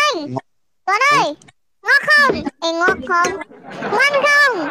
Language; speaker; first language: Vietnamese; non-native, learner; Indonesian